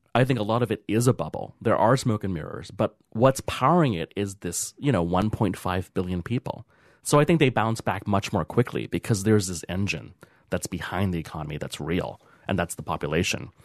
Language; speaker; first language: English; early bilingual, other home language; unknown